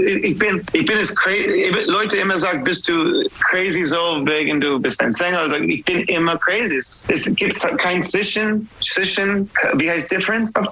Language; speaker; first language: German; non-native, fluent; English